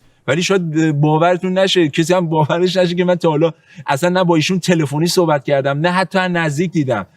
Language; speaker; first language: Persian; native; Persian